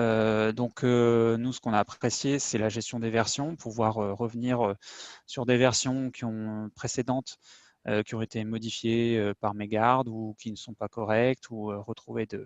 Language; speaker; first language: French; native; French